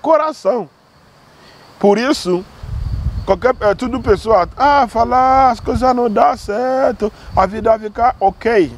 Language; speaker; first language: Portuguese; non-native, learner; Yoruba